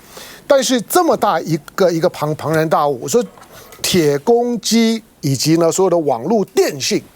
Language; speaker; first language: Chinese; native; Chinese